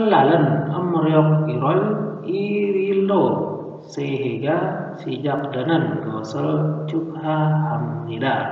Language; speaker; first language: Korean; non-native, fluent; Indonesian